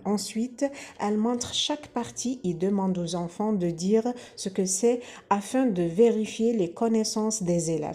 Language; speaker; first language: French; non-native, local second language; Arabic